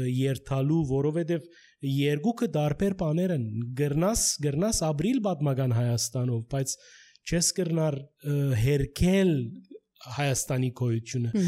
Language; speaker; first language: Armenian; early bilingual, heritage; Armenian